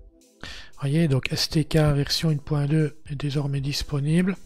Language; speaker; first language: French; native; French